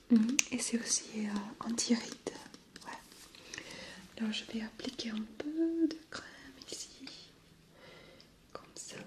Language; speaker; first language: French; non-native, fluent; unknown